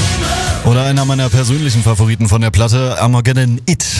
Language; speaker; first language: German; native; German